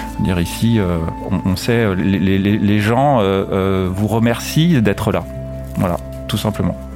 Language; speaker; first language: French; native; French